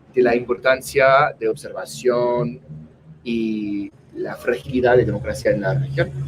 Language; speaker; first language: Spanish; non-native, fluent; English